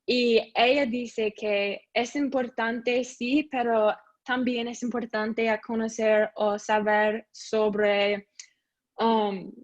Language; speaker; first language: Spanish; non-native, learner; English